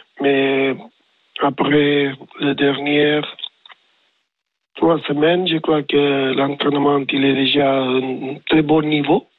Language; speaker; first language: French; non-native, learner; Spanish